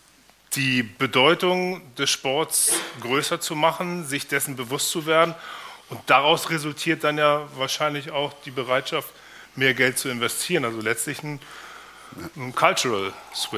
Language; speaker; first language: German; native; German